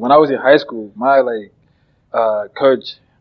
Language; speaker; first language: English; non-native, local second language; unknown